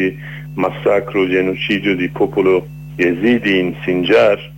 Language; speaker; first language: Italian; non-native, learner; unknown